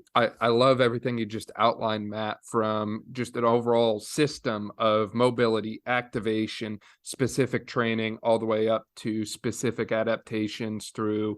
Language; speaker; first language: English; native; English